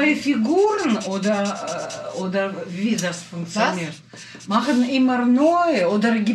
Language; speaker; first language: German; non-native, learner; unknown